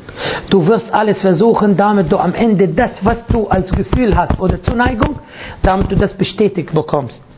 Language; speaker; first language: German; non-native, fluent; Arabic